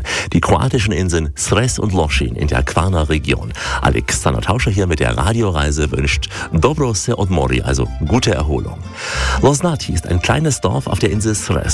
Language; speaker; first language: German; native; German